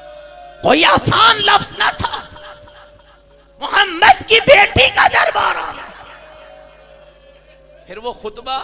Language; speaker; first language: Urdu; native; Urdu